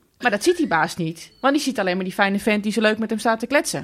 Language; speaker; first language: Dutch; native; Dutch